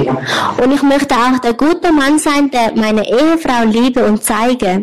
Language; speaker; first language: German; non-native, learner; Thai